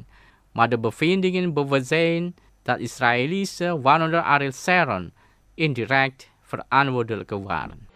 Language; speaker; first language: Dutch; non-native, fluent; Indonesian